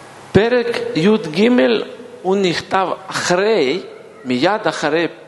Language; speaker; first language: Hebrew; non-native, fluent; Russian